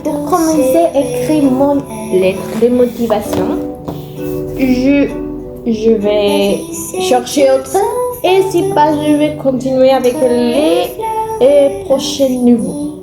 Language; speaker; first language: French; non-native, learner; Spanish